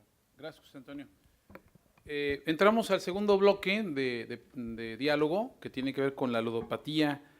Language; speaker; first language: Spanish; native; Spanish